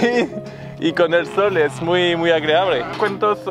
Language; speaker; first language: Spanish; non-native, learner; French